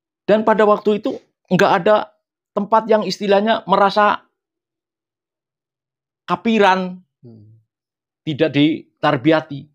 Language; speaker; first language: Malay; non-native, local second language; Javanese